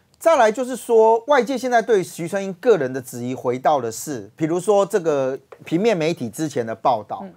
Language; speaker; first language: Chinese; native; Chinese